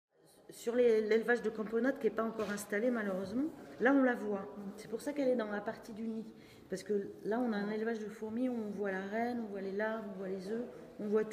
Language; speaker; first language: French; native; French